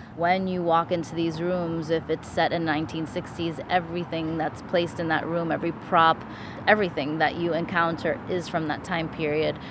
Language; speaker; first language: English; native; English